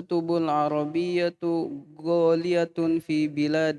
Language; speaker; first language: Arabic; non-native, learner; Indonesian